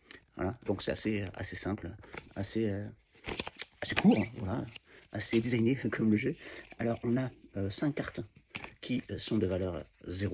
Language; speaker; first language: French; native; French